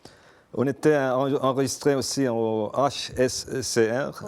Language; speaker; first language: French; non-native, fluent; Arabic